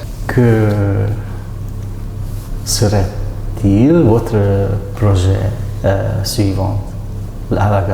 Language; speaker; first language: French; non-native, learner; Hungarian